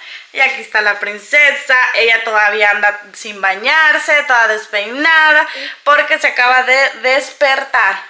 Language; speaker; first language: Spanish; native; Spanish